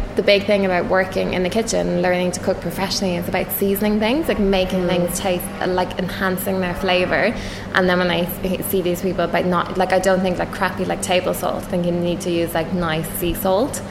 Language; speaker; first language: English; native; English